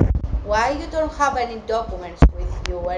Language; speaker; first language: English; non-native, local second language; Greek